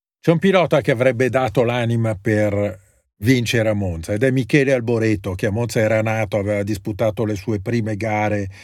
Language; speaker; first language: Italian; native; Italian